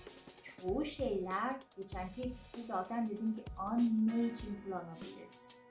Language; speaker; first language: Turkish; non-native, learner; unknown